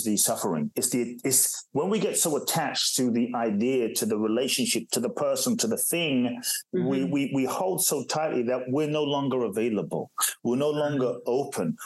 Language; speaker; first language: English; native; English